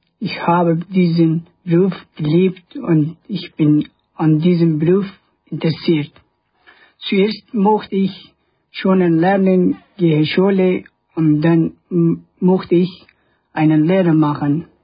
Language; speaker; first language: German; non-native, learner; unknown